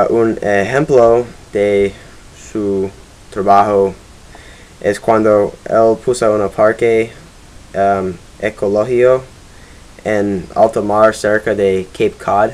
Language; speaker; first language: Spanish; non-native, learner; English